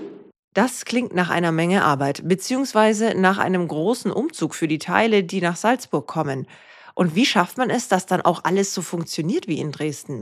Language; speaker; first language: German; native; German